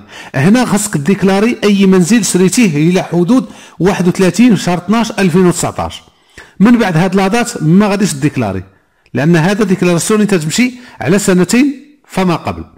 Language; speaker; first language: Arabic; native; Arabic